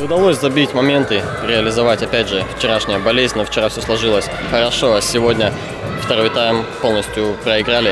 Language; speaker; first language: Russian; native; Russian